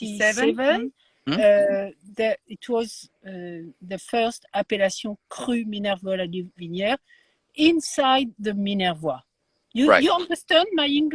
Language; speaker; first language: English; non-native, learner; French